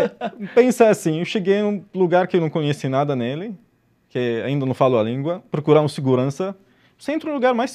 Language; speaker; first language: Portuguese; non-native, fluent; Arabic